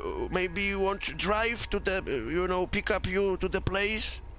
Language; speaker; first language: English; non-native, learner; Polish